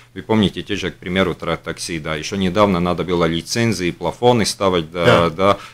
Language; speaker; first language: Russian; non-native, local second language; Latvian